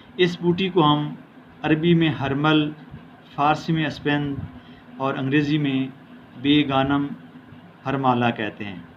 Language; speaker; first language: Urdu; non-native, local second language; Punjabi